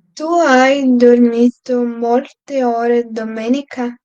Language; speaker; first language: Italian; non-native, learner; Portuguese